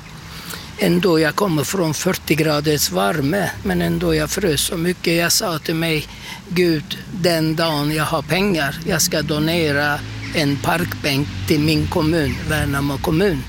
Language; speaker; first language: Swedish; non-native, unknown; Turkish